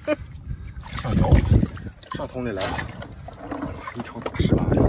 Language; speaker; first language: Chinese; native; Chinese